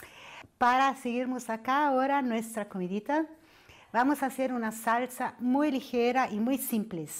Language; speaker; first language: Spanish; non-native, fluent; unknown